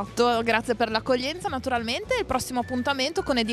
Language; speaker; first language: Italian; native; Italian